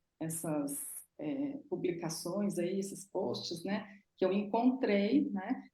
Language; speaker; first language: Portuguese; native; Portuguese